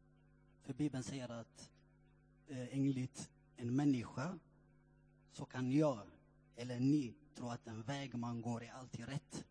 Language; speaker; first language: Swedish; non-native, fluent; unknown